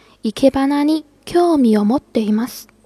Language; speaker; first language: Japanese; non-native, fluent; Chinese